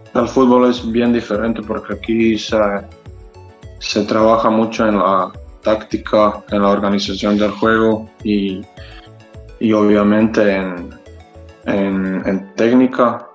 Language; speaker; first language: Spanish; early bilingual, other home language; Croatian